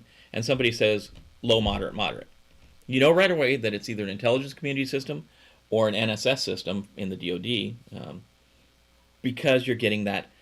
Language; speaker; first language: English; native; English